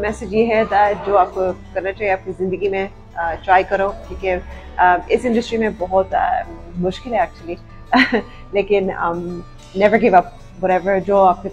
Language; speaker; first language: Hindi; early bilingual, heritage; Urdu